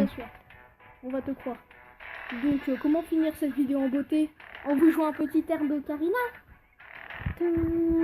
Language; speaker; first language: French; native; French